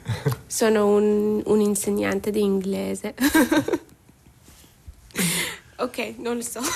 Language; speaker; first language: Italian; non-native, learner; Persian